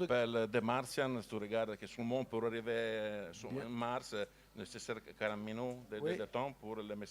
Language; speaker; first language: French; non-native, learner; Italian